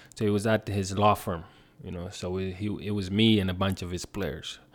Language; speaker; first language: English; non-native, fluent; Swedish